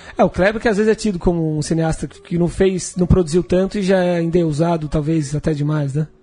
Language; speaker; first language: Portuguese; native; Portuguese